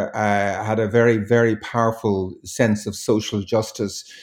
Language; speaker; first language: English; native; English